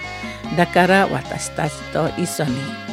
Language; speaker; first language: Japanese; non-native, learner; Indonesian